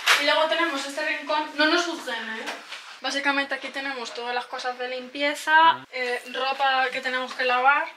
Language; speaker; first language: Spanish; native; Spanish